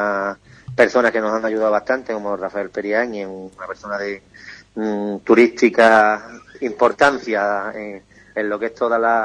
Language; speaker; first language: Spanish; native; Spanish